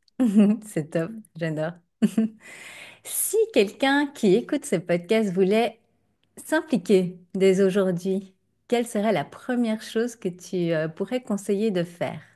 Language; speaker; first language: French; native; French